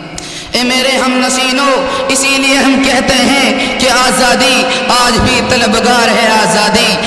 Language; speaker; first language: Urdu; native; Urdu